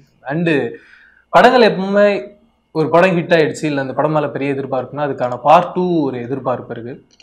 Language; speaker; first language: Tamil; native; Tamil